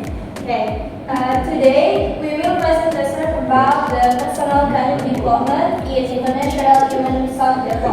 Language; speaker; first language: English; non-native, learner; Indonesian